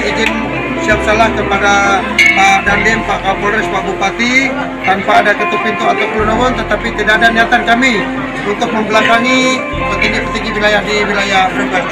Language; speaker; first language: Indonesian; non-native, local second language; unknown